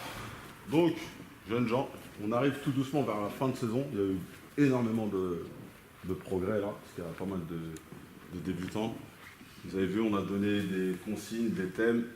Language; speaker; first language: French; native; French